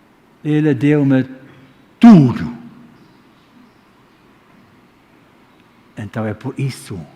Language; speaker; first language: Portuguese; non-native, fluent; Dutch